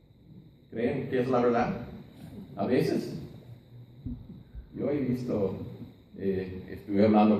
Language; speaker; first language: Spanish; non-native, fluent; English